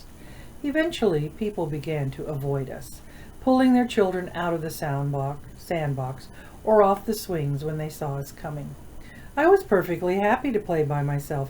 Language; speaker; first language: English; native; English